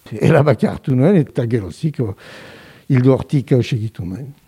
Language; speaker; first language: Basque; non-native, fluent; French